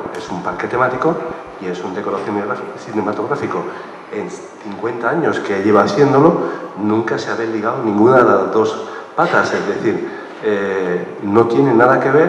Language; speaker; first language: Spanish; native; Spanish